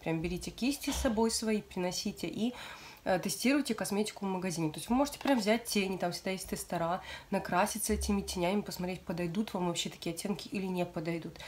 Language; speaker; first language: Russian; native; Russian